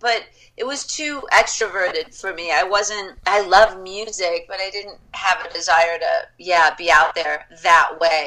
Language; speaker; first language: English; native; English